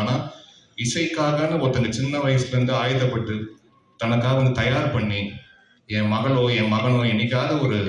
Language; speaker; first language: Tamil; native; Tamil